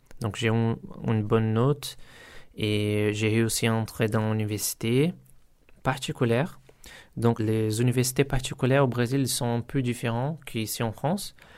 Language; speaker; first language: French; non-native, learner; Portuguese